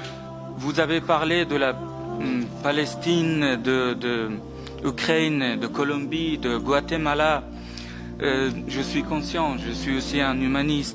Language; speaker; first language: French; non-native, fluent; Persian